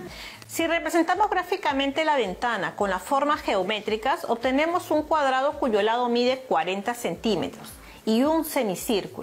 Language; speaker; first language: Spanish; native; Spanish